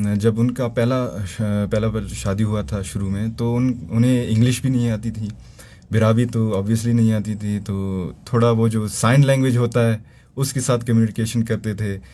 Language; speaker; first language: Urdu; non-native, local second language; Brahui